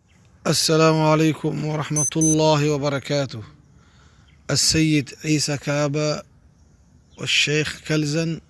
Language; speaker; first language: Arabic; non-native, local second language; Somali